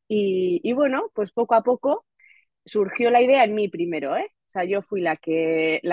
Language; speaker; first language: Spanish; native; Spanish